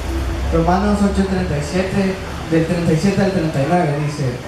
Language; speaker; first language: Spanish; native; Spanish